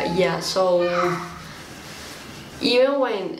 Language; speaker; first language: English; non-native, learner; Spanish